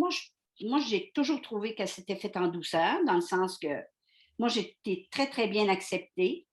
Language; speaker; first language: French; native; French